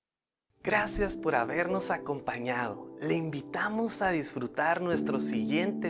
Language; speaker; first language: Spanish; native; Spanish